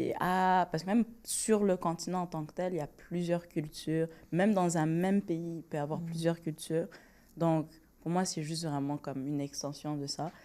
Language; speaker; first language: French; non-native, local second language; Rundi